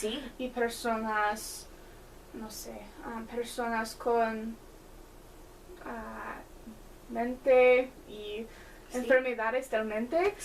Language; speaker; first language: Spanish; non-native, learner; English